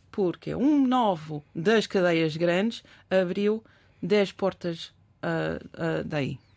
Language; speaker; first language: Portuguese; non-native, fluent; English